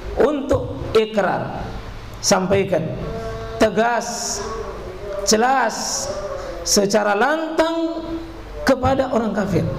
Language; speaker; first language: Indonesian; native; Indonesian